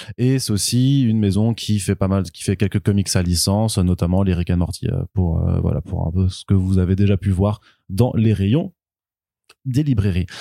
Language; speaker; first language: French; native; French